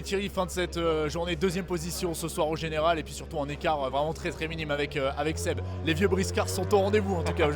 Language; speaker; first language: French; native; French